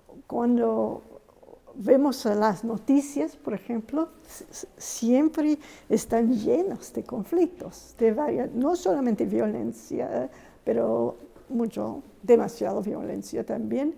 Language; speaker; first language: Spanish; non-native, fluent; English